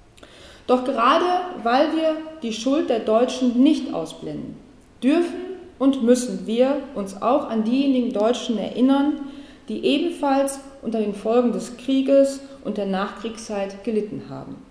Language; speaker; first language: German; native; German